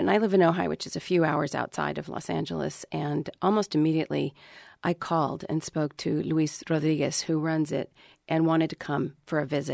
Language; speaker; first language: English; early bilingual, other home language; Spanish